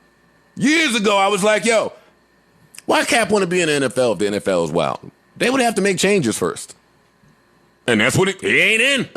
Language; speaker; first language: English; native; English